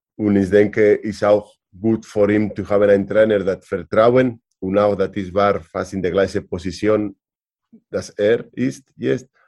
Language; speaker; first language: German; non-native, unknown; Spanish